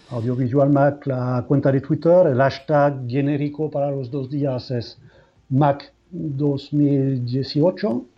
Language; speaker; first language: Spanish; non-native, fluent; French